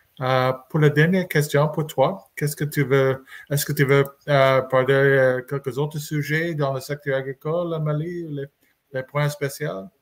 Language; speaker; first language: French; non-native, learner; English